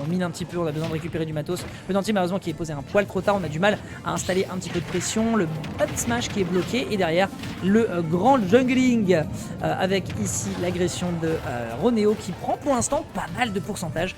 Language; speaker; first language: French; native; French